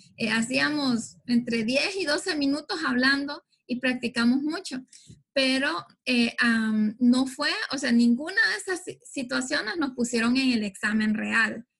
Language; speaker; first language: Spanish; native; Spanish